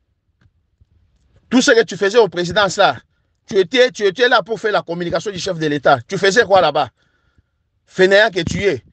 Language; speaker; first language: French; non-native, local second language; Luba-Lulua